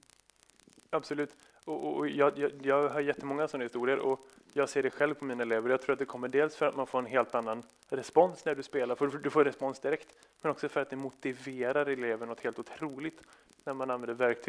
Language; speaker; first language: Swedish; native; Swedish